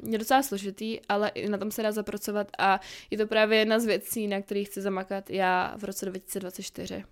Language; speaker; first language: Czech; native; Czech